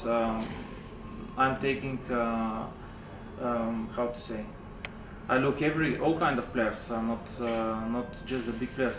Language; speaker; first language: English; non-native, fluent; Bulgarian